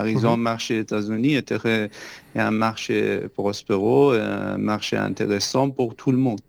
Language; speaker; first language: French; non-native, fluent; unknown